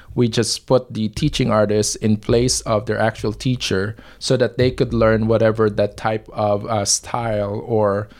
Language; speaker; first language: English; non-native, local second language; Filipino